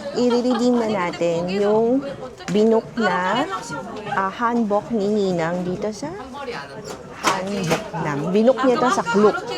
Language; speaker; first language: Filipino; native; Filipino